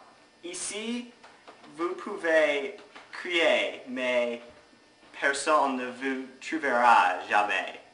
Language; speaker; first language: French; non-native, learner; English